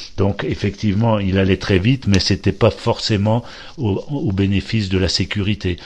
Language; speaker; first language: French; early bilingual, other home language; Polish